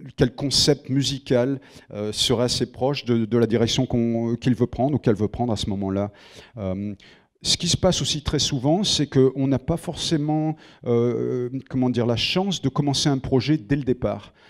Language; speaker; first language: French; native; French